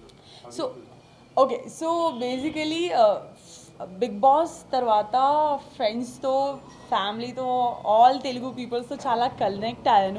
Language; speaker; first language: Telugu; non-native, learner; Gujarati